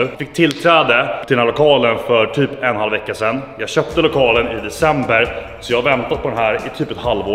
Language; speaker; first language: Swedish; native; Swedish